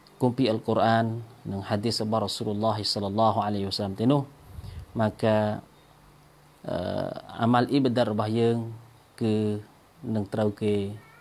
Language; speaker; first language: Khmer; non-native, local second language; Eastern Cham